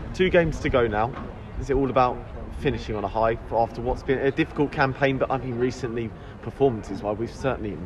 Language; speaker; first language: English; native; English